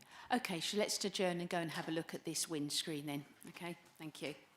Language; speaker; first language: English; native; English